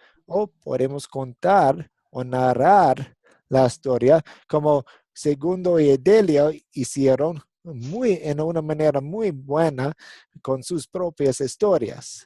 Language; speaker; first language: Spanish; non-native, fluent; English